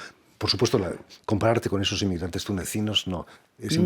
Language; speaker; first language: Spanish; native; Spanish